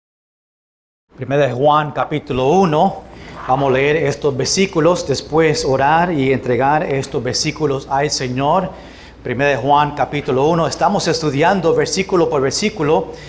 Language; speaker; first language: Spanish; non-native, fluent; English